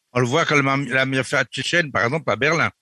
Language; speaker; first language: French; native; French